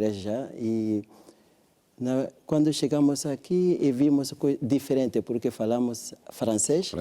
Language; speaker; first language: Portuguese; non-native, learner; French